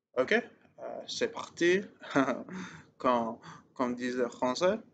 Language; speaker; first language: French; non-native, learner; English